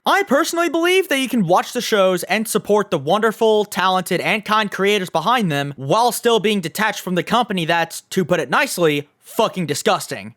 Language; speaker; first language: English; native; English